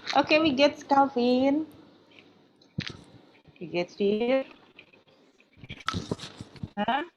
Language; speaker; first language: German; non-native, learner; Indonesian